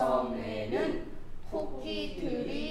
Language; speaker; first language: Korean; non-native, learner; Vietnamese